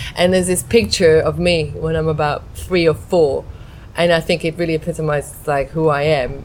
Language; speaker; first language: English; non-native, fluent; Slovak